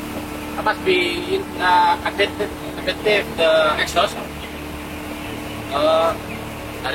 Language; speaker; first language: English; non-native, learner; Indonesian